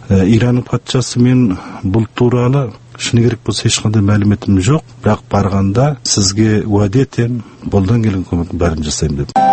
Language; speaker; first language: Kazakh; early bilingual, heritage; Kazakh